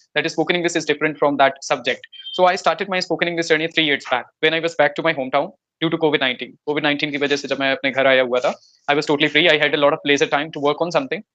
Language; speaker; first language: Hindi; native; Hindi